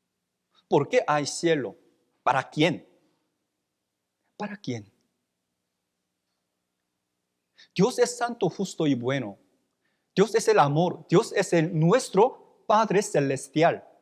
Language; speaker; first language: Spanish; non-native, fluent; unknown